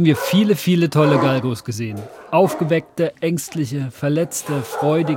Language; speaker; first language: German; native; German